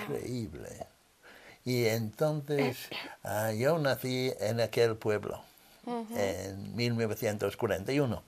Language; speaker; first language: Spanish; non-native, fluent; English